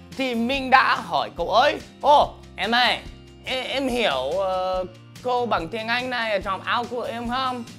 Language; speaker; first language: Vietnamese; non-native, fluent; English